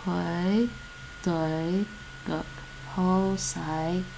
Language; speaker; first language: Chinese; non-native, learner; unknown